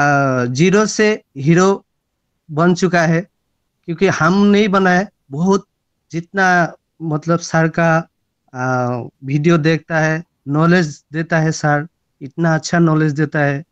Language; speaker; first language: Hindi; non-native, local second language; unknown